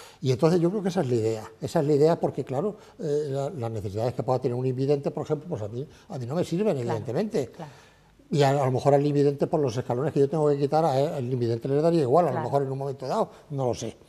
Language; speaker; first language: Spanish; native; Spanish